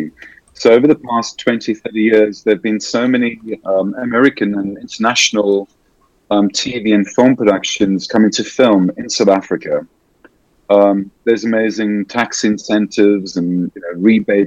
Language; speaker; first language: English; native; English